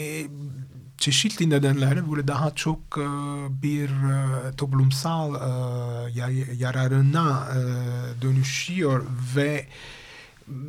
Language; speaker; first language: Turkish; non-native, fluent; Italian